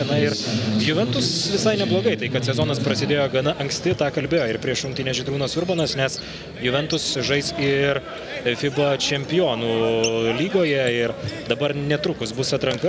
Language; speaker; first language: Lithuanian; native; Lithuanian